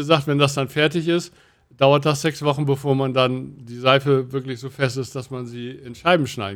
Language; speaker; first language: German; native; German